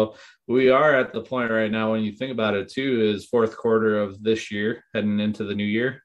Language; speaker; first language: English; native; English